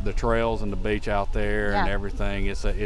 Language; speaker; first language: English; native; English